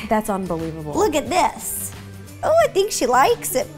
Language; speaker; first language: English; native; English